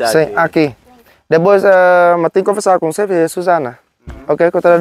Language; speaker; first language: Portuguese; non-native, learner; Vietnamese